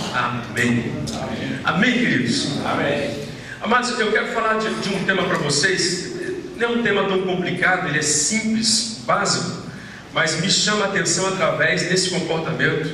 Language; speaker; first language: Portuguese; native; Portuguese